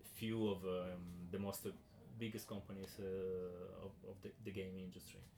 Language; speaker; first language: English; non-native, learner; Italian